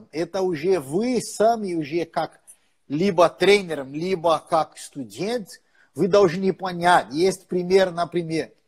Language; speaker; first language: Russian; non-native, fluent; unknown